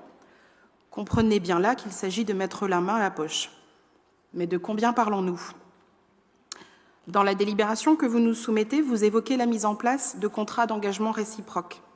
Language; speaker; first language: French; native; French